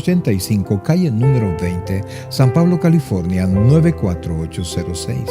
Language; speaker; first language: Spanish; native; Spanish